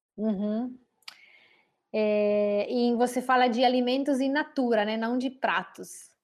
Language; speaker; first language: Portuguese; non-native, fluent; Italian